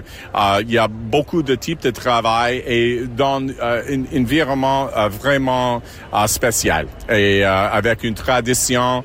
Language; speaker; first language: French; non-native, local second language; English